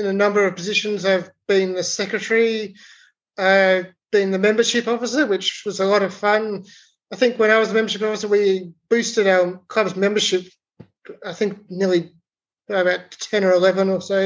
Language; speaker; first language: English; native; English